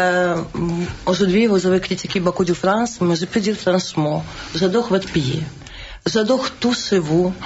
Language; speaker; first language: French; non-native, learner; Russian